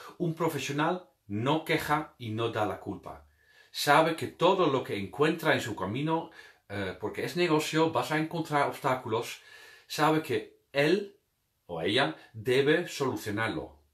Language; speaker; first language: Spanish; non-native, fluent; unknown